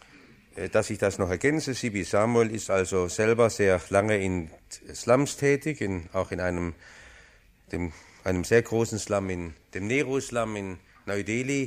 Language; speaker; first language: German; native; German